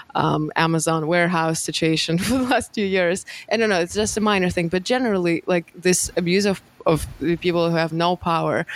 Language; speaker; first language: English; non-native, fluent; Russian